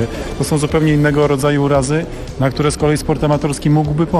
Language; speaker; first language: Polish; native; Polish